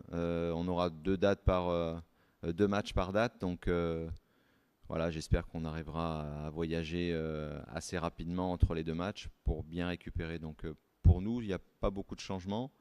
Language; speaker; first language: French; native; French